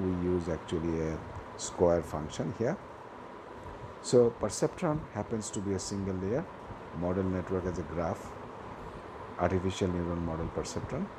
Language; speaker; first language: English; non-native, local second language; Bangla